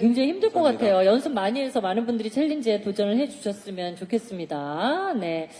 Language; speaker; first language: Korean; native; Korean